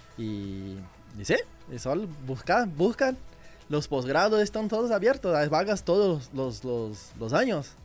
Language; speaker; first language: Spanish; non-native, learner; Portuguese